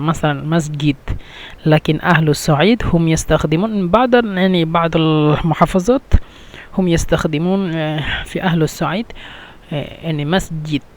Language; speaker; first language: Arabic; non-native, fluent; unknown